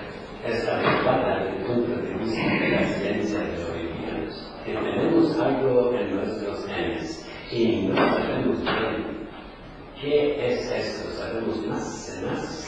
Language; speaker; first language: Spanish; non-native, fluent; Polish